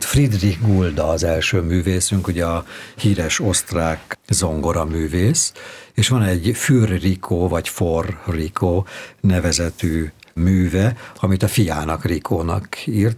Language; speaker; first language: Hungarian; native; Hungarian